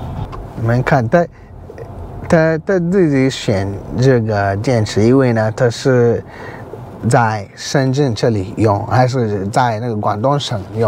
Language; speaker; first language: Chinese; non-native, learner; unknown